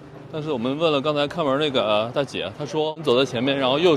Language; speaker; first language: Chinese; native; Chinese